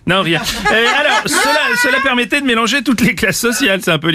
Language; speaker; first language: French; native; French